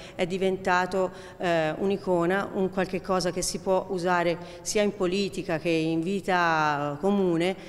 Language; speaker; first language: Italian; native; Italian